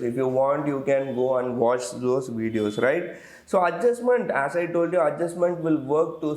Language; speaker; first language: English; non-native, local second language; Tamil